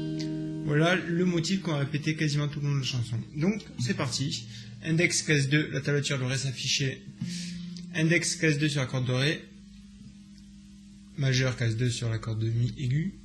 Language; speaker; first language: French; native; French